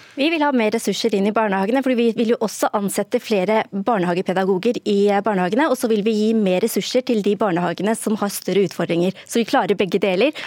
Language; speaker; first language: Norwegian; early bilingual, other home language; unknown